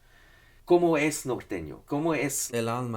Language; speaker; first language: Spanish; non-native, fluent; English